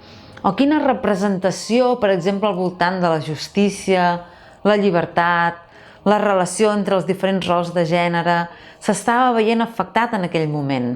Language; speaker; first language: Catalan; native; Catalan